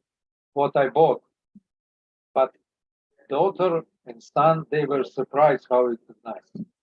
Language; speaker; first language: English; non-native, learner; Serbian